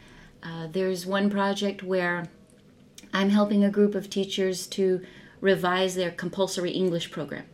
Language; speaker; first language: English; native; English